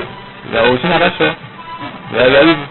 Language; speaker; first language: Russian; non-native, learner; English